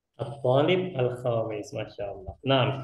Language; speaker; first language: Arabic; non-native, fluent; Indonesian